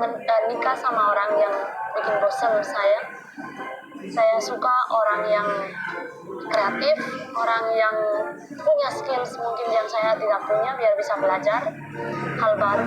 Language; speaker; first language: Indonesian; non-native, fluent; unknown